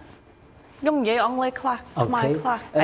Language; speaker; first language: Khmer; early bilingual, heritage; English